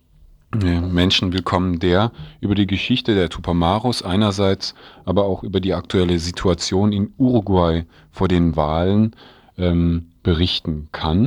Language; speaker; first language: German; native; German